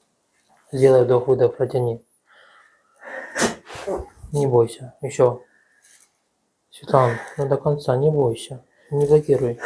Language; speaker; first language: Russian; native; Russian